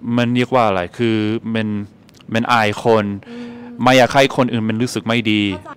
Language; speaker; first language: Thai; non-native, fluent; English